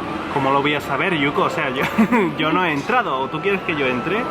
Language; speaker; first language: Spanish; native; Spanish